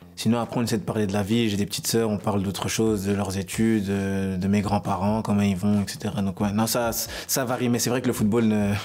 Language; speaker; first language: French; native; French